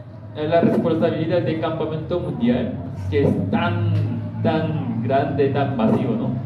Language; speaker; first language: Spanish; non-native, learner; Korean